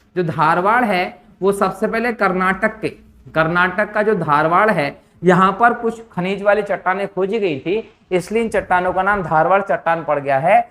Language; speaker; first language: Hindi; native; Hindi